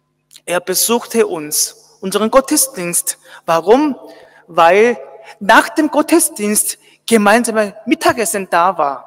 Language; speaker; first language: German; non-native, fluent; Korean